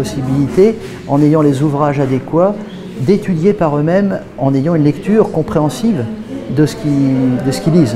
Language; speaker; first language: French; native; French